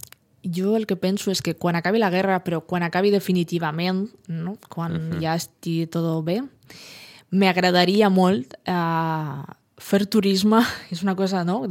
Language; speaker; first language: Catalan; non-native, fluent; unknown